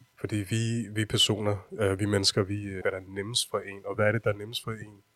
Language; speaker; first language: Danish; early bilingual, other home language; Urdu